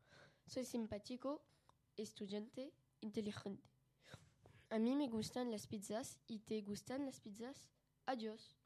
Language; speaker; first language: Spanish; non-native, learner; French